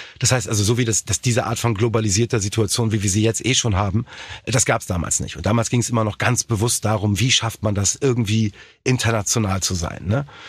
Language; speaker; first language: German; native; German